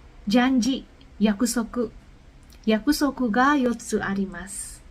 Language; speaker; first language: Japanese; non-native, fluent; Indonesian